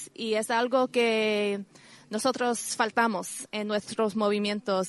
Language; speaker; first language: Spanish; non-native, learner; English